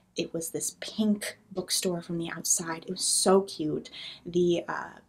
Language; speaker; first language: English; native; English